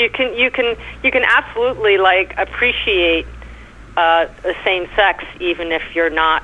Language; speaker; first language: English; native; English